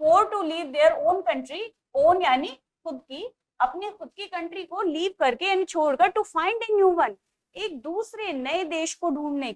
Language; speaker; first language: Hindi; native; Hindi